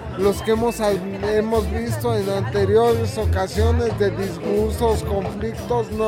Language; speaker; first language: Spanish; native; Spanish